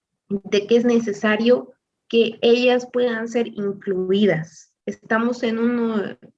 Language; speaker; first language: Spanish; native; Spanish